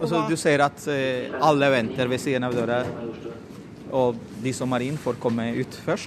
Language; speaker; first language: Norwegian; non-native, fluent; Spanish